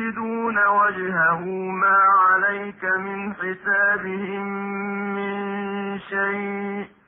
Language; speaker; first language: Arabic; native; Arabic